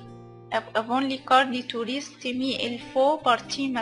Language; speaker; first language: French; non-native, learner; Arabic